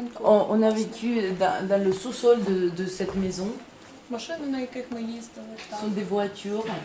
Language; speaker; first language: French; non-native, fluent; Ukrainian